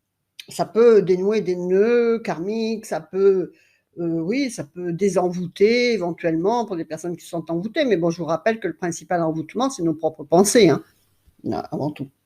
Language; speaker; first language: French; native; French